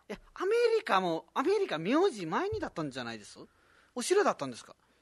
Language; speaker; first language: Japanese; non-native, fluent; Nepali